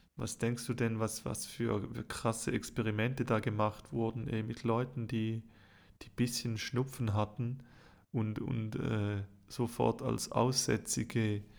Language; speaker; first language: German; native; German